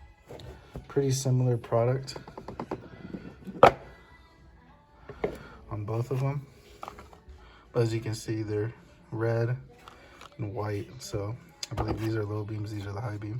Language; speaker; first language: English; native; English